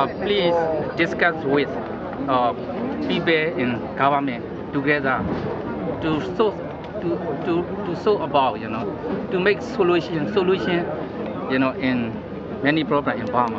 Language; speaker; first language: English; non-native, learner; Burmese